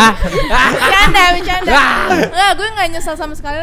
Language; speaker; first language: Indonesian; native; Indonesian